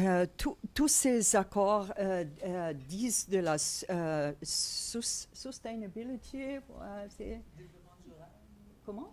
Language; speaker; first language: French; non-native, fluent; Portuguese